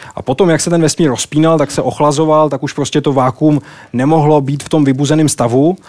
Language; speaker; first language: Czech; native; Czech